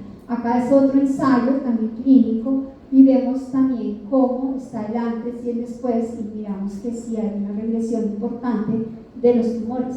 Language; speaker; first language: Spanish; native; Spanish